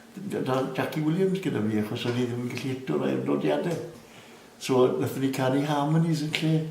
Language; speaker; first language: Welsh; native; Welsh